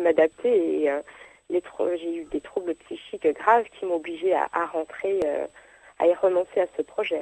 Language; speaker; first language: French; native; French